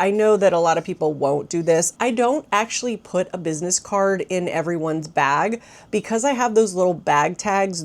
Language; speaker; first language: English; native; English